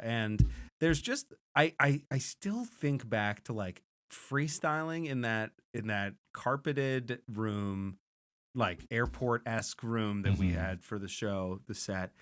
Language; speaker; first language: English; native; English